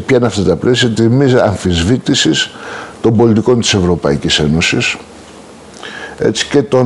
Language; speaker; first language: Greek; native; Greek